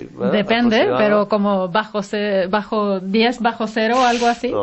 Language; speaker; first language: Spanish; non-native, fluent; Swedish